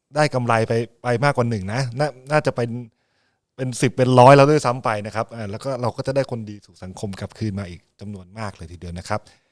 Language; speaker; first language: Thai; native; Thai